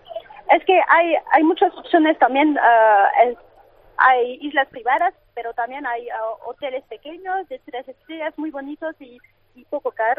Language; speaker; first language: Spanish; non-native, fluent; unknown